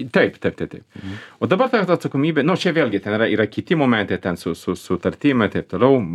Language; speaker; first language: Lithuanian; non-native, fluent; Swedish